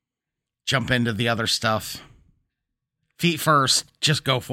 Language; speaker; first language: English; native; English